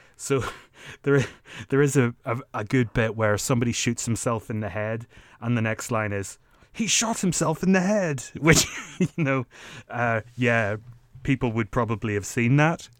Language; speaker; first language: English; native; English